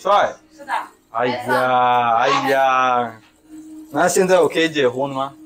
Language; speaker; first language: Chinese; non-native, learner; Rundi